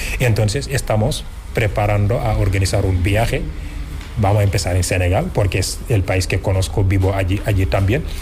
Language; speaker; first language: Spanish; non-native, fluent; Wolof